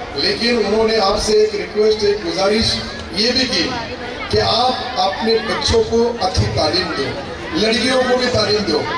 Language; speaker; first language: Hindi; non-native, local second language; Urdu